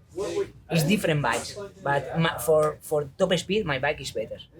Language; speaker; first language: English; non-native, learner; Spanish